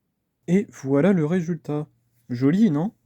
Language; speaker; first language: French; native; French